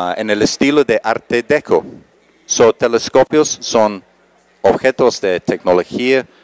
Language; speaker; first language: Spanish; non-native, fluent; English